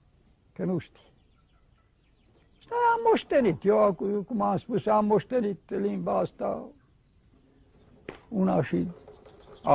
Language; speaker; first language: Romanian; non-native, local second language; Hungarian